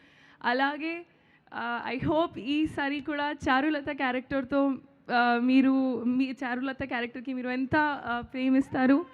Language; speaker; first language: Telugu; non-native, learner; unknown